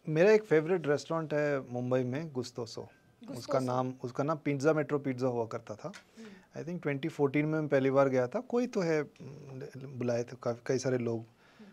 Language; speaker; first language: Hindi; non-native, local second language; Kodava